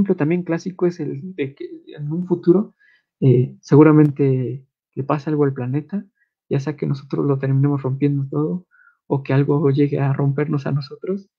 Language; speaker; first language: Spanish; native; Spanish